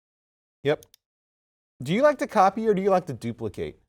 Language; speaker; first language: English; native; English